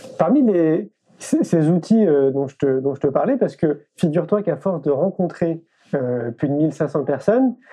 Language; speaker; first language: French; native; French